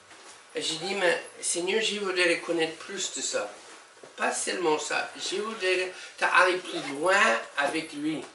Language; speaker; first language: French; non-native, learner; English